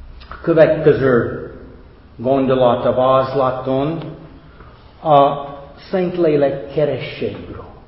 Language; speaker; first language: Hungarian; non-native, fluent; English